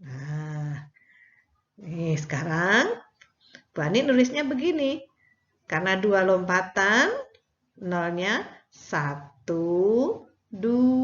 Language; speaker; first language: Indonesian; native; Indonesian